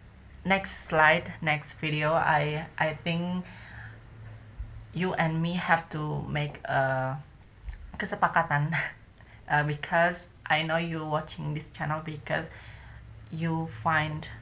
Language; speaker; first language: English; non-native, learner; Indonesian